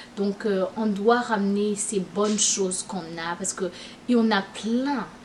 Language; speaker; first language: French; non-native, local second language; Rundi